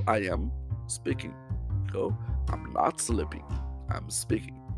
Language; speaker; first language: English; non-native, fluent; Portuguese